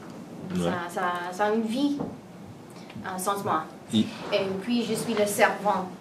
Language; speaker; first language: French; non-native, learner; English